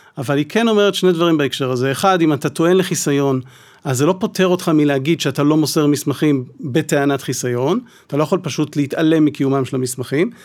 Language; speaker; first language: Hebrew; native; Hebrew